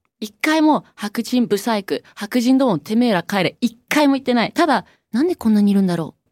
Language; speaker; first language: Japanese; native; Japanese